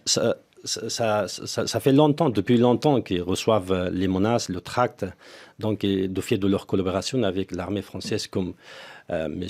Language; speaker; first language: French; non-native, fluent; Persian